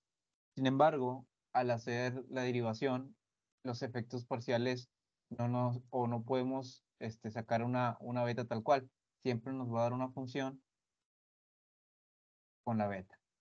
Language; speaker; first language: Spanish; native; Spanish